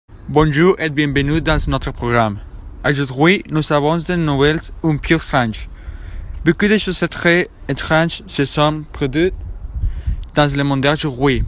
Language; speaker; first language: French; non-native, learner; Spanish